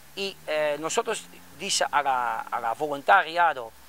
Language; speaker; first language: Spanish; non-native, learner; Dutch